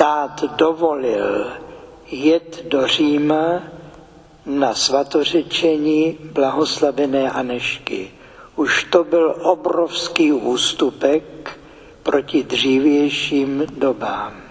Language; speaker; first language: Czech; native; Czech